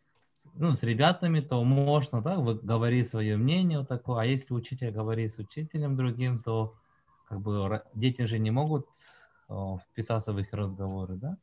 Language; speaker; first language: Russian; non-native, fluent; Korean